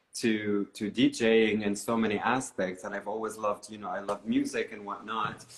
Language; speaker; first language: English; non-native, fluent; Arabic